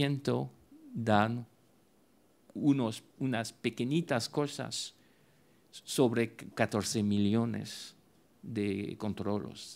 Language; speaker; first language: Spanish; non-native, fluent; French